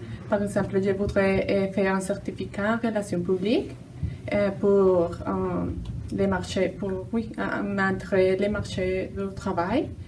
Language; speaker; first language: French; non-native, learner; Spanish